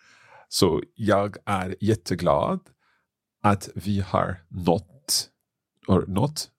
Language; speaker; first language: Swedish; non-native, learner; English